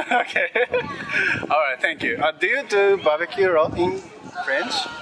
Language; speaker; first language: English; non-native, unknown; Japanese